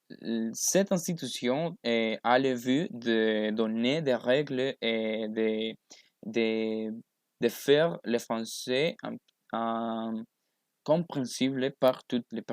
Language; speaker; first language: French; non-native, learner; Spanish